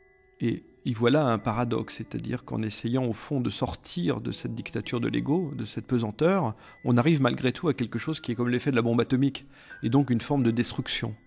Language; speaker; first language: French; native; French